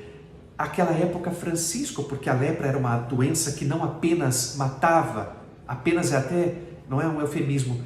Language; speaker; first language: Portuguese; native; Portuguese